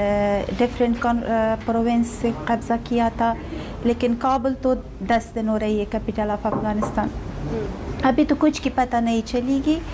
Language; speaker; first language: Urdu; non-native, fluent; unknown